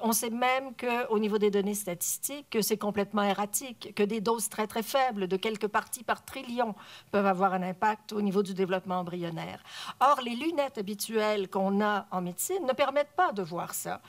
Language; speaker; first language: French; native; French